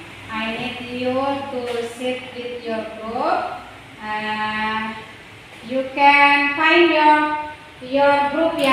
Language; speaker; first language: English; non-native, learner; Indonesian